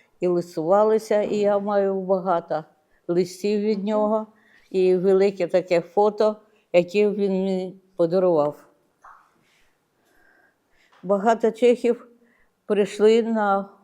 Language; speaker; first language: Ukrainian; non-native, local second language; Russian